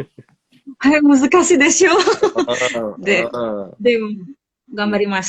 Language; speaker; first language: Japanese; non-native, learner; Indonesian